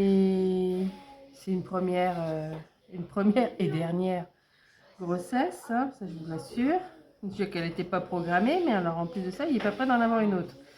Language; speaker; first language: French; native; French